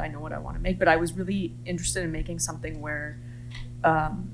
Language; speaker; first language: English; native; English